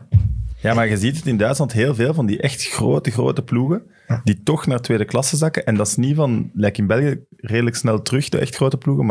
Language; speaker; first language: Dutch; native; Dutch